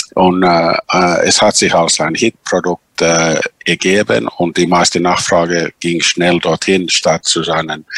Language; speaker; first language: German; non-native, fluent; Finnish